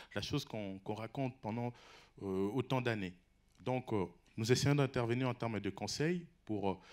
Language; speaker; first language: French; non-native, local second language; Lingala